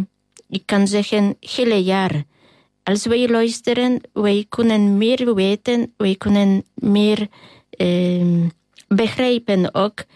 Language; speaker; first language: Dutch; non-native, learner; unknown